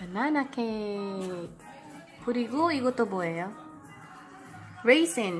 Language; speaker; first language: Korean; non-native, learner; Filipino